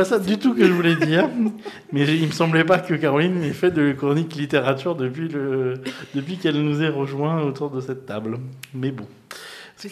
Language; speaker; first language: French; native; French